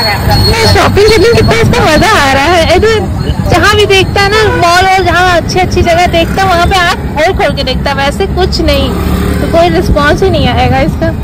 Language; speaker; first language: Hindi; native; Hindi